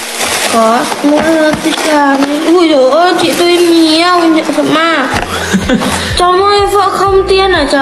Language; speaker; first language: Vietnamese; non-native, learner; Indonesian